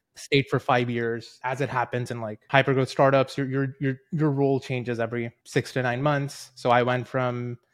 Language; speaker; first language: English; early bilingual, other home language; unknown